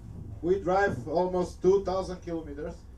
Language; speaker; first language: English; non-native, learner; Bulgarian